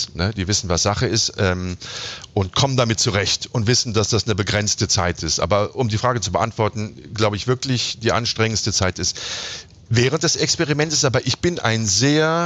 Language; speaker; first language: German; native; German